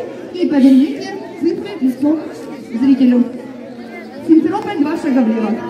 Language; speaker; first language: Russian; native; Russian